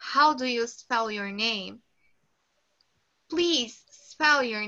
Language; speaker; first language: English; non-native, fluent; Portuguese